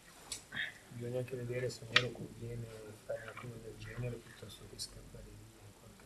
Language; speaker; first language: Italian; native; Italian